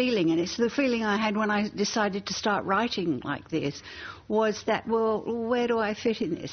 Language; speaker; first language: English; native; English